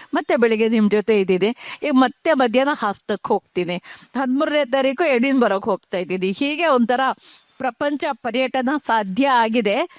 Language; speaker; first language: Kannada; non-native, local second language; Urdu